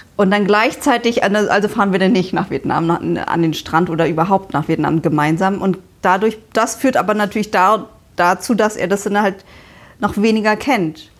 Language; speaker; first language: German; early bilingual, other home language; Vietnamese